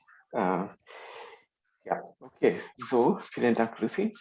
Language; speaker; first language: German; non-native, fluent; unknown